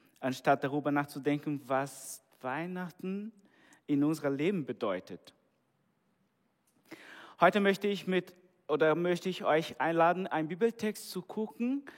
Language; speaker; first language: German; non-native, fluent; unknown